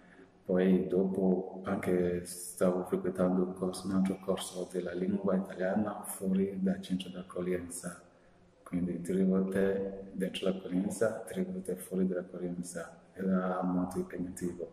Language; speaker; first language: Italian; non-native, learner; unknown